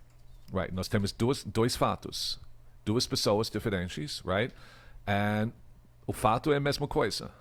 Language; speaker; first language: Portuguese; non-native, fluent; English